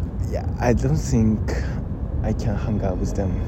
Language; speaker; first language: English; non-native, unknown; Japanese